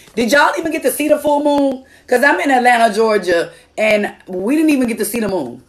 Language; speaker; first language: English; native; English